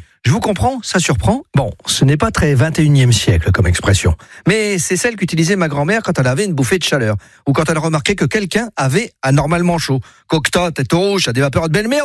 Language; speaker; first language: French; native; French